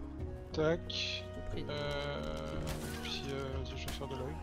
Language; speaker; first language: French; native; French